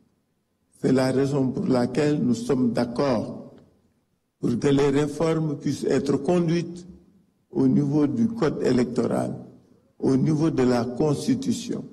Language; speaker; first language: French; non-native, local second language; Wolof